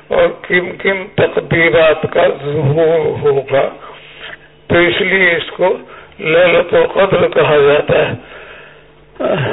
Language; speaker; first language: Urdu; native; Urdu